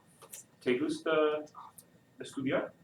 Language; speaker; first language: Spanish; non-native, fluent; English